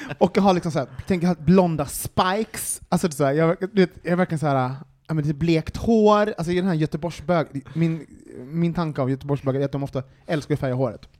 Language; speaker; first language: Swedish; native; Swedish